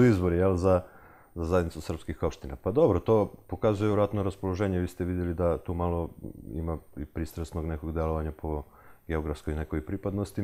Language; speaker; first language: Serbian; native; Serbian